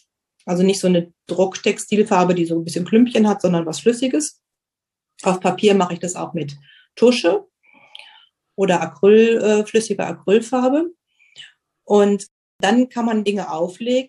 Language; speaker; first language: German; native; German